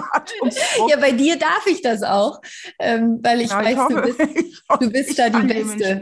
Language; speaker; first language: German; native; German